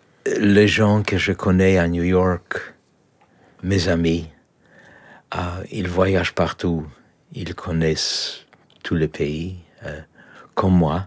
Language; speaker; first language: French; non-native, learner; Polish